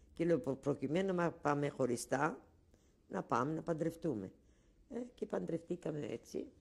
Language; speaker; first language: Greek; non-native, local second language; Ladino